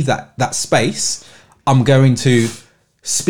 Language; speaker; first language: English; native; English